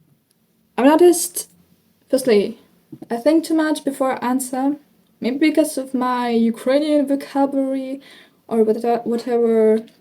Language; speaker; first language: English; non-native, fluent; Ukrainian